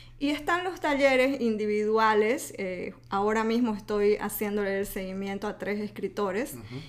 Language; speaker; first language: Spanish; native; Spanish